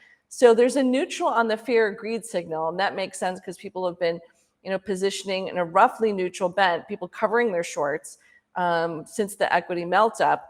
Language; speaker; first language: English; native; English